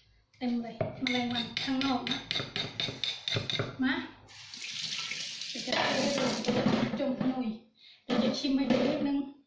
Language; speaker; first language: Thai; non-native, local second language; Northeastern Thai